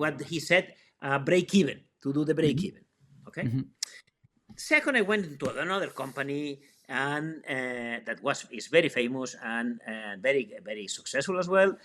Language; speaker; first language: English; non-native, fluent; Spanish